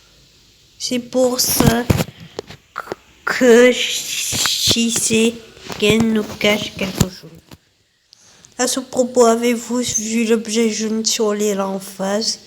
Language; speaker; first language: French; native; French